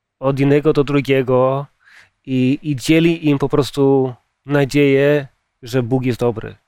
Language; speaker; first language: Polish; early bilingual, heritage; Polish